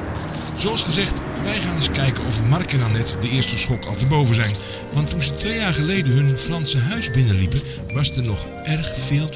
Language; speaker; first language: Dutch; native; Dutch